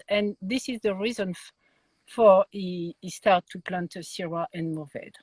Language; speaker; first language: English; non-native, learner; French